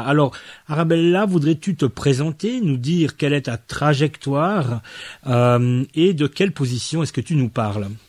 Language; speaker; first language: French; native; French